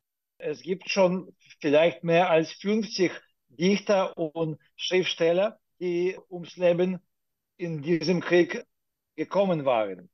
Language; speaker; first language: German; non-native, fluent; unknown